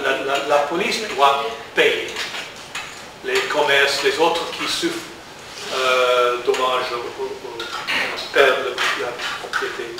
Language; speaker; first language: French; non-native, learner; English